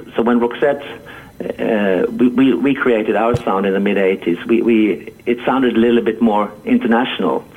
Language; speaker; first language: English; non-native, fluent; Swedish